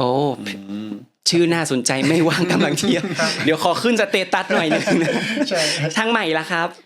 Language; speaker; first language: Thai; native; Thai